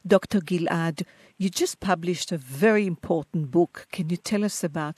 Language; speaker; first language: English; non-native, fluent; Hebrew